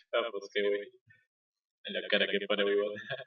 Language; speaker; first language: Spanish; native; Spanish